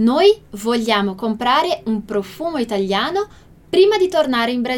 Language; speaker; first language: Italian; non-native, fluent; Portuguese